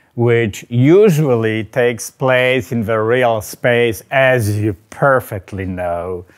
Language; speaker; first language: English; non-native, fluent; Polish